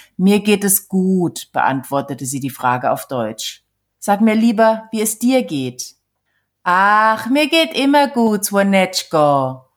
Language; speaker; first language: German; native; German